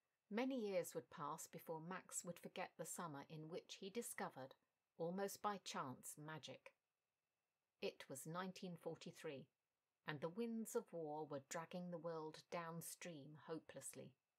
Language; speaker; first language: English; native; English